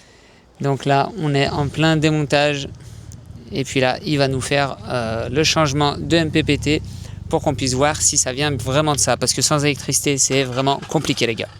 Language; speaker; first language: French; native; French